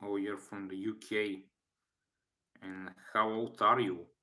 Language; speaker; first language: English; non-native, learner; Bulgarian